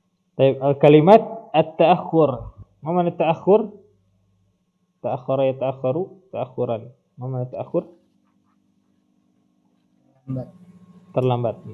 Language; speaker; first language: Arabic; non-native, fluent; Indonesian